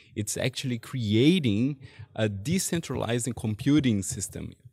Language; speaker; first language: English; non-native, fluent; Portuguese